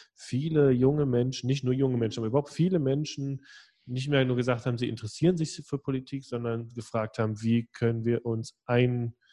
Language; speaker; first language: German; non-native, fluent; English